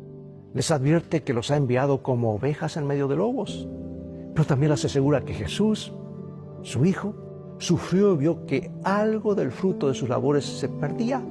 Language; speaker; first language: Spanish; native; Spanish